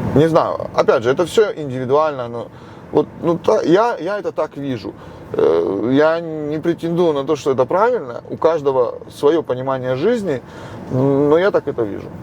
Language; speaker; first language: Russian; non-native, local second language; Georgian